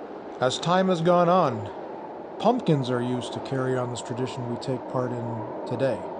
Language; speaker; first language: English; native; English